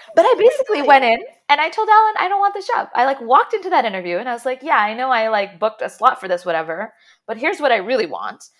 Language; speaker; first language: English; non-native, fluent; Arabic